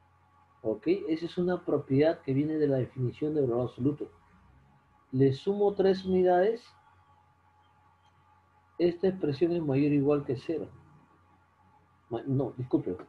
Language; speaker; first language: Spanish; native; Spanish